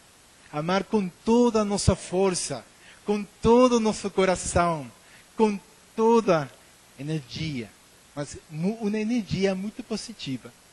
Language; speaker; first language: Portuguese; non-native, learner; Spanish